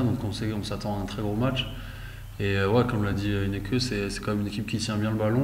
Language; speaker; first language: French; native; French